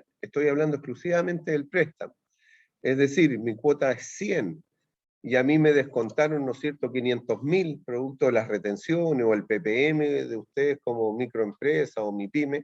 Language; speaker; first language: Spanish; native; Spanish